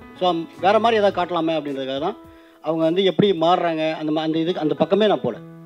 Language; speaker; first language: Tamil; native; Tamil